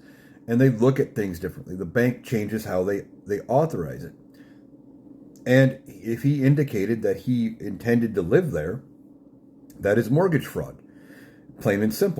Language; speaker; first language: English; native; English